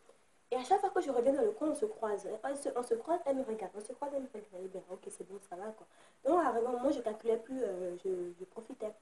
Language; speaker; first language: French; native; French